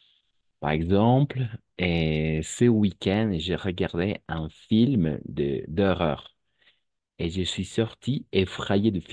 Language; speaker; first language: French; non-native, fluent; Spanish